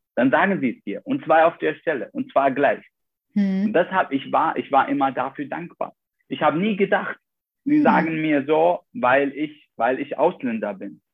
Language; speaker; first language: German; non-native, fluent; Arabic